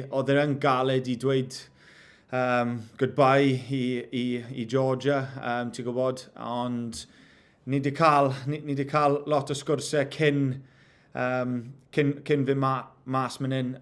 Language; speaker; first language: Welsh; non-native, local second language; English